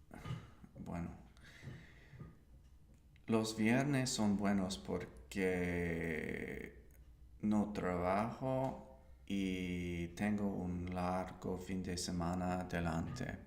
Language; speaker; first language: Spanish; non-native, learner; English